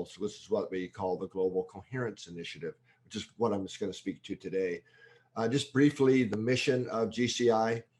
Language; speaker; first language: English; native; English